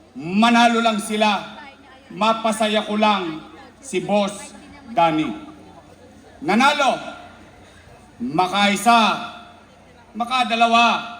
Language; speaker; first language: Filipino; native; Filipino